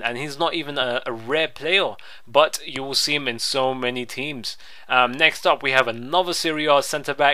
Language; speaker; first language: English; native; English